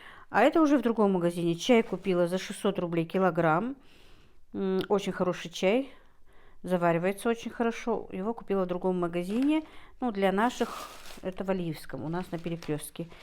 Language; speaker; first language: Russian; non-native, local second language; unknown